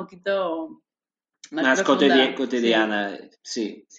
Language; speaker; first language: Spanish; non-native, learner; English